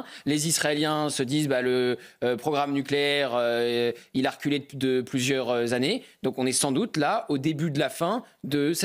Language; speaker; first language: French; native; French